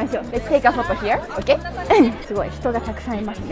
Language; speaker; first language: Japanese; native; Japanese